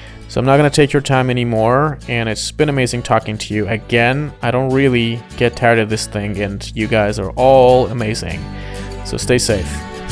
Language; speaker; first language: English; non-native, fluent; Persian